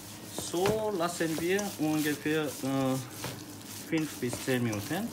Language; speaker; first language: German; non-native, learner; Korean